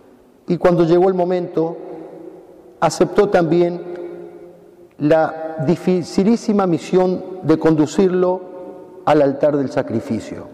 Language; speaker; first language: Spanish; native; Spanish